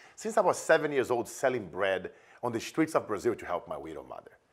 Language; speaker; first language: English; non-native, fluent; Portuguese